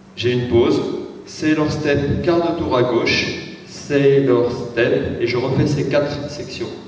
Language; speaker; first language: French; native; French